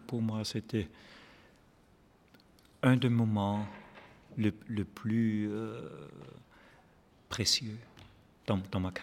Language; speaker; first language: French; non-native, fluent; German